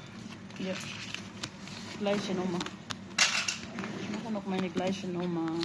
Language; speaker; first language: German; non-native, learner; Filipino